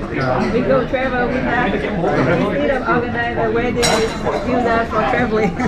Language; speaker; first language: English; non-native, learner; Vietnamese